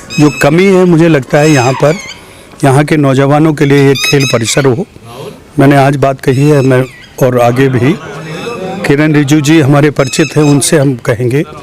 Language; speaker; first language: Hindi; native; Hindi